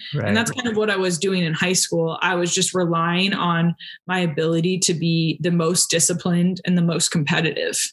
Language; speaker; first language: English; native; English